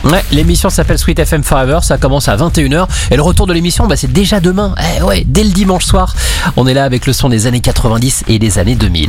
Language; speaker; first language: French; native; French